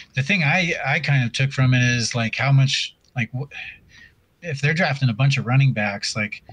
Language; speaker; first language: English; native; English